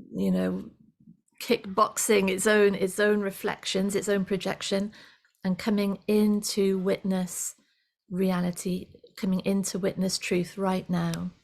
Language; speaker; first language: English; native; English